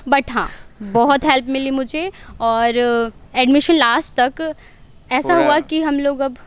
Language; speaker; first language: Hindi; native; Hindi